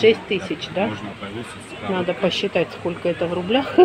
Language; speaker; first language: Russian; native; Russian